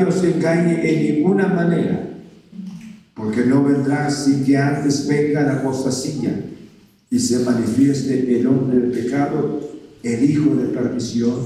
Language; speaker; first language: Spanish; native; Spanish